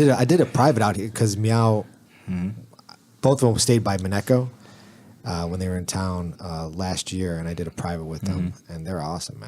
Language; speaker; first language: English; native; English